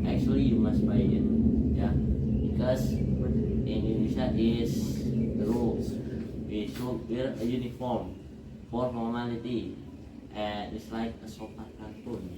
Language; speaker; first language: English; non-native, learner; Indonesian